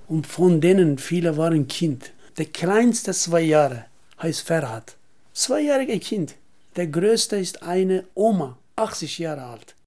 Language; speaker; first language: German; non-native, learner; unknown